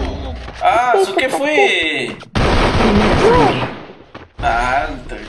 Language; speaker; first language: Spanish; native; Spanish